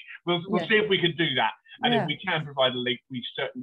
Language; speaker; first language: English; native; English